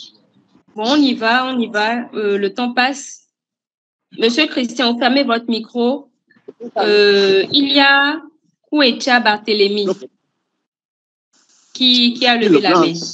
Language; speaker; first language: French; native; French